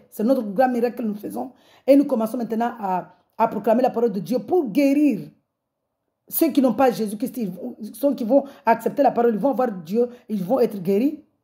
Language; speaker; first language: French; non-native, local second language; Comorian